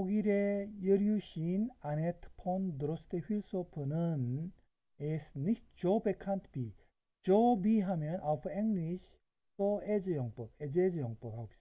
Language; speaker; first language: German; non-native, fluent; Korean